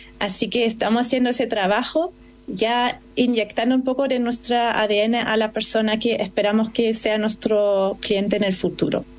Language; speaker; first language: Spanish; non-native, fluent; German